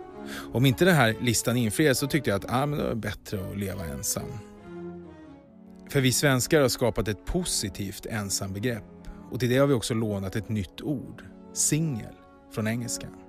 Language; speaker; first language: Swedish; native; Swedish